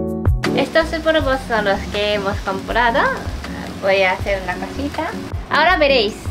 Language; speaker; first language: Spanish; non-native, fluent; Japanese